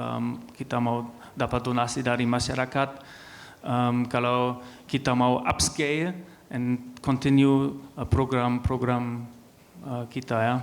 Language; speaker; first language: Indonesian; non-native, learner; German